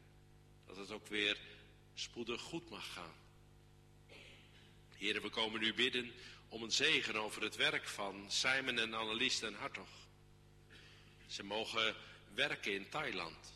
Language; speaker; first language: Dutch; native; Dutch